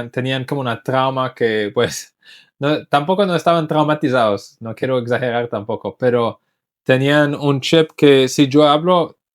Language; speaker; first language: Spanish; non-native, fluent; English